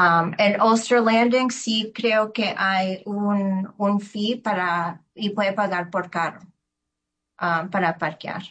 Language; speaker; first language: Spanish; early bilingual, heritage; Spanish